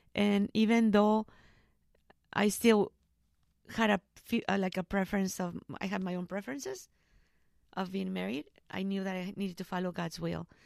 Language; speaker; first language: English; non-native, fluent; Spanish